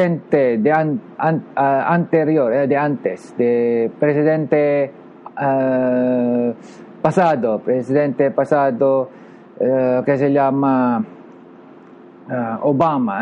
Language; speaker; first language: Spanish; non-native, learner; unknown